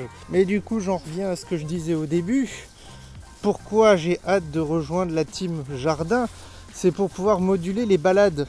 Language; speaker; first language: French; native; French